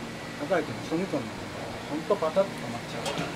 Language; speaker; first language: Japanese; native; Japanese